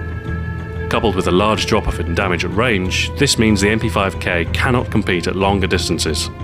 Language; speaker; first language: English; native; English